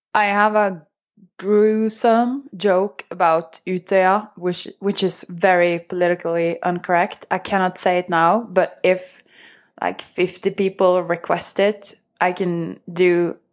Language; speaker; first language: English; non-native, fluent; Norwegian